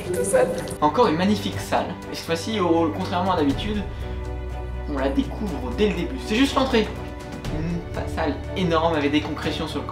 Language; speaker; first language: French; native; French